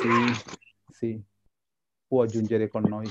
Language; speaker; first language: Italian; non-native, fluent; Sinhala